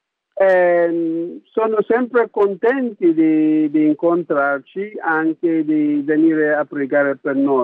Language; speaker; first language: Italian; non-native, local second language; English